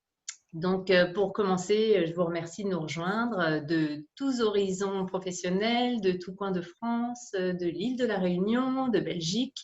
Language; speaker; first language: French; native; French